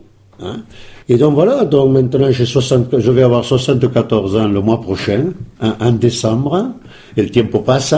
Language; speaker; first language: French; early bilingual, other home language; Spanish